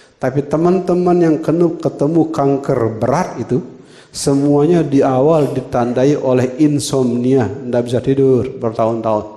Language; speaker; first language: Indonesian; non-native, local second language; Balinese